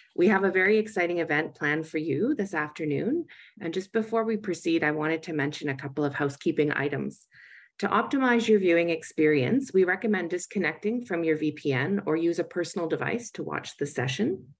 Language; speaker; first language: English; native; English